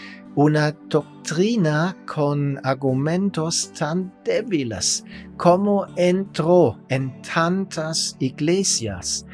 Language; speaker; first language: Spanish; non-native, fluent; German